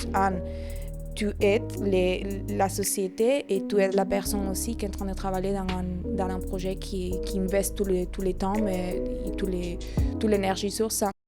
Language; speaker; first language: French; non-native, fluent; Spanish